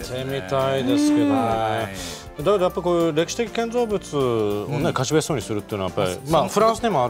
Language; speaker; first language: Japanese; native; Japanese